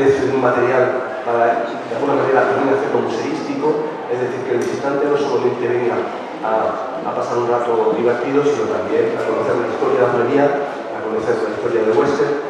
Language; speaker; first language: Spanish; native; Spanish